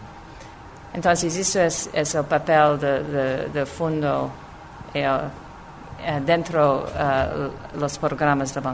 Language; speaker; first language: Spanish; non-native, fluent; English